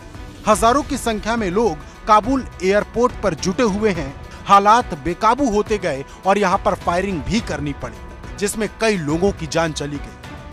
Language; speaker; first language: Hindi; native; Hindi